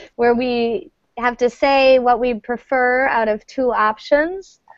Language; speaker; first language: English; native; English